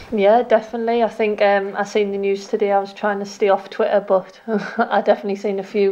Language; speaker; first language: English; native; English